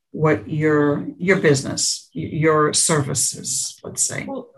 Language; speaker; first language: English; early bilingual, other home language; Portuguese